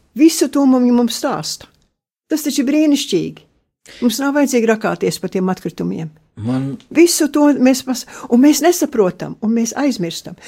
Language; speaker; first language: Latvian; early bilingual, heritage; Latvian